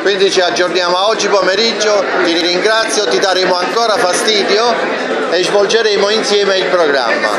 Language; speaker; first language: Italian; native; Italian